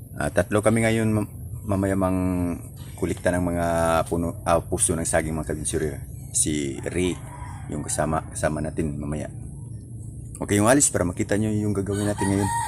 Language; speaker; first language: Filipino; native; Filipino